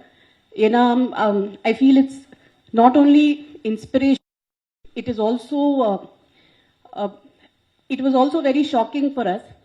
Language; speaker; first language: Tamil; non-native, local second language; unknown